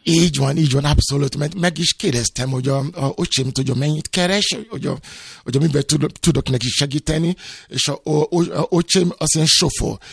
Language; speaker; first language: Hungarian; non-native, learner; Yoruba